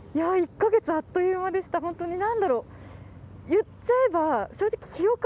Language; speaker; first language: Japanese; native; Japanese